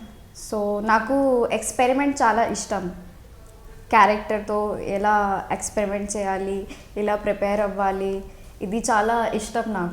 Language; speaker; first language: Telugu; non-native, fluent; Hindi